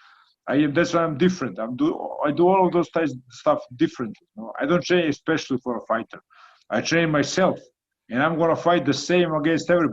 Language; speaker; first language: English; non-native, fluent; Croatian